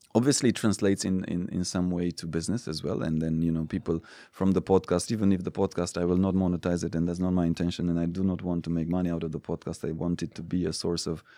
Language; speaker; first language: English; non-native, fluent; Romanian